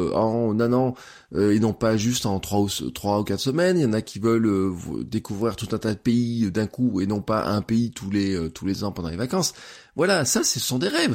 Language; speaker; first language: French; native; French